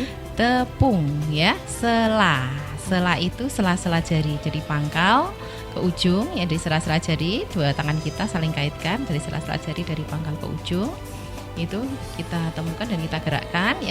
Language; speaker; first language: Indonesian; native; Indonesian